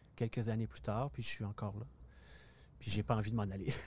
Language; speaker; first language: French; native; French